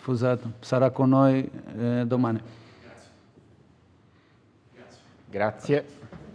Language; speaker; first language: Italian; non-native, fluent; Portuguese